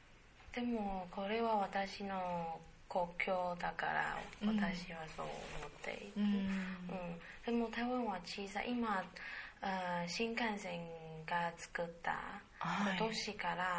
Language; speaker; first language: Japanese; non-native, learner; Chinese